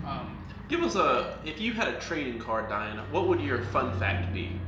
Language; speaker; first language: English; native; English